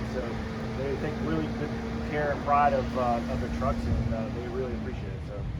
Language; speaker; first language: English; native; English